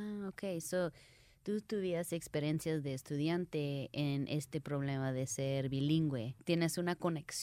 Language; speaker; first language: Spanish; early bilingual, heritage; Spanish